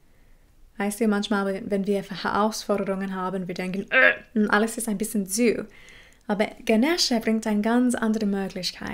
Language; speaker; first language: German; non-native, fluent; English